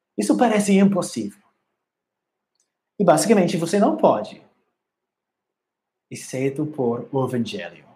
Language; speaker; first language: Portuguese; non-native, learner; English